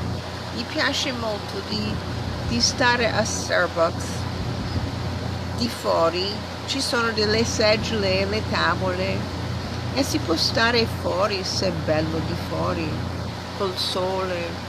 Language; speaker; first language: Italian; early bilingual, heritage; English